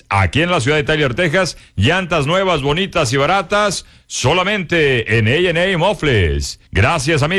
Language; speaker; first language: Spanish; native; Spanish